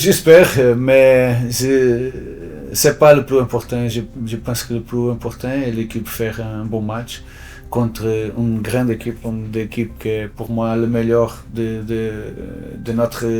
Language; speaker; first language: French; non-native, fluent; Portuguese